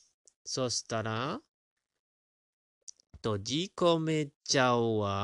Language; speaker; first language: Japanese; non-native, learner; Indonesian